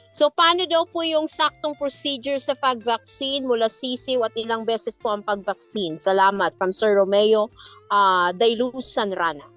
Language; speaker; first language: Filipino; non-native, local second language; Cebuano